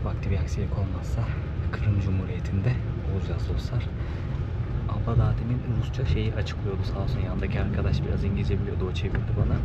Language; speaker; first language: Turkish; native; Turkish